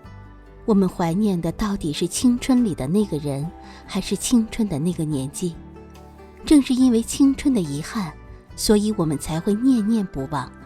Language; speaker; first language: Chinese; native; Chinese